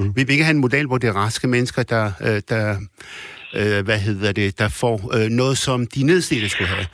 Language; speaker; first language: Danish; early bilingual, other home language; Arabic